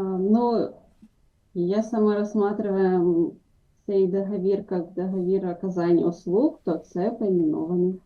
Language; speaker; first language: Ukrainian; non-native, learner; Russian